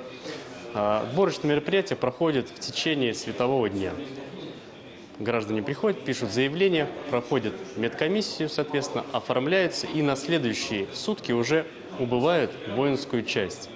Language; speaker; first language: Russian; native; Russian